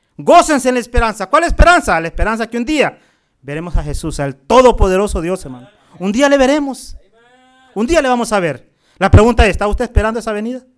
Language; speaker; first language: Spanish; native; Spanish